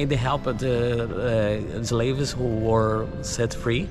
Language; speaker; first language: English; non-native, fluent; Portuguese